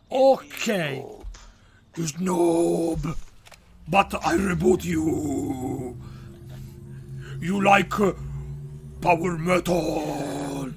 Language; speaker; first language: English; non-native, learner; Italian